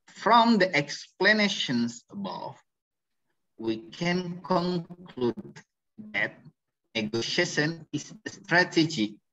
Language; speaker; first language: English; non-native, fluent; Indonesian